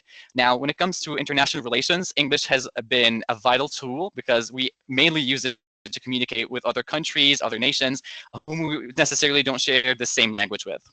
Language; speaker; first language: English; non-native, local second language; Arabic